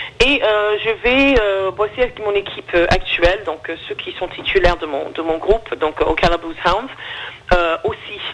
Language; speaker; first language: French; non-native, fluent; English